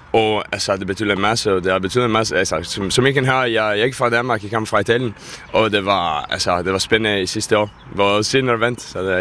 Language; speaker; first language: Danish; non-native, fluent; Italian